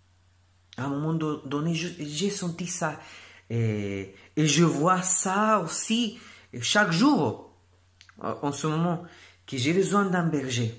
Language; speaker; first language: French; non-native, fluent; Spanish